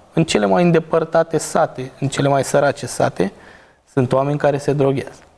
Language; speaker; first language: Romanian; native; Romanian